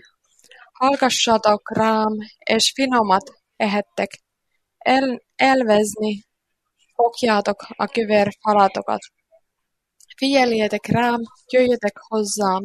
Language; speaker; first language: Hungarian; non-native, learner; Finnish